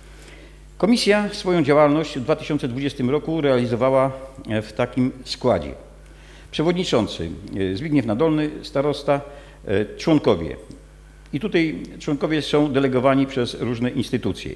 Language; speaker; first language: Polish; native; Polish